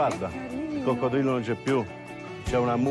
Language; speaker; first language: Italian; native; Italian